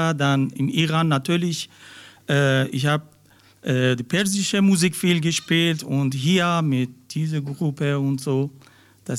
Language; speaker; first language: German; non-native, learner; Persian